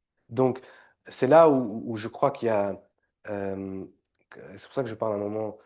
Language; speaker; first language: French; non-native, fluent; Arabic